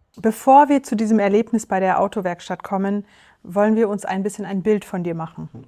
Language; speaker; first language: German; native; German